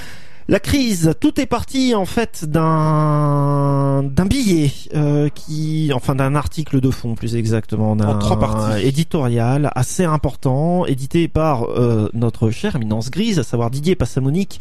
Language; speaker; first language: French; native; French